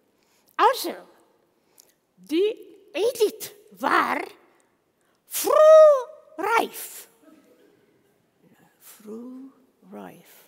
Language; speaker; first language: German; non-native, learner; English